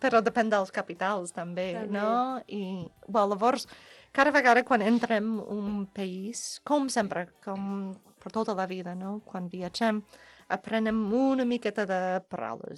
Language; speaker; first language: Catalan; non-native, learner; English